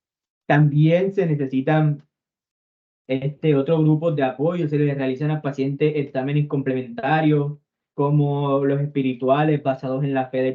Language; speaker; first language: Spanish; native; Spanish